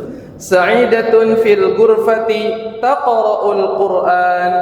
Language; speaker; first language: Arabic; non-native, fluent; Indonesian